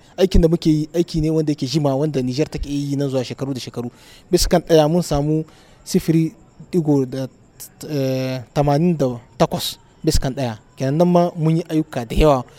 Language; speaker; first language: Hausa; non-native, local second language; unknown